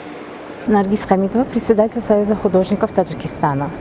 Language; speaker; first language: Russian; non-native, local second language; Tajik